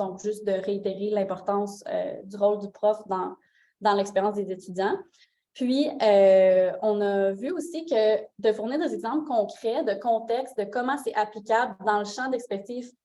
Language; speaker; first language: French; native; French